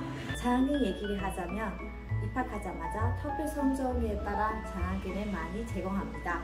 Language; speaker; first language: Korean; non-native, fluent; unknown